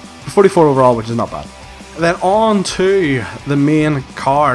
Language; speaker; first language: English; native; English